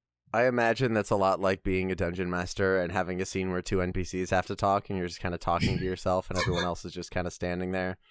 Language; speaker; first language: English; native; English